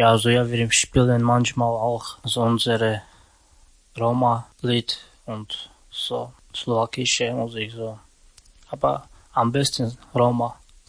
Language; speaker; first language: German; non-native, learner; Romany